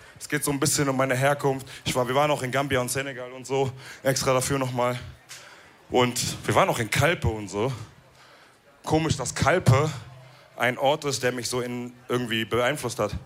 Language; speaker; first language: German; early bilingual, other home language; Wolof